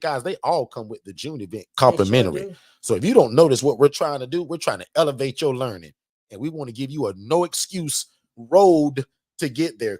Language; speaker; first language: English; native; English